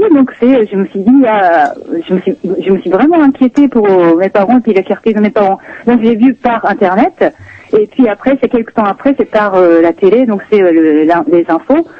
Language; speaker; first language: French; non-native, fluent; Japanese